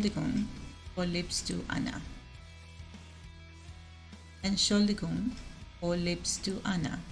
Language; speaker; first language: German; non-native, learner; Spanish